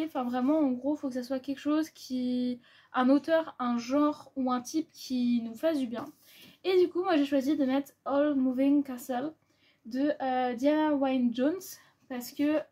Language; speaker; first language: French; native; French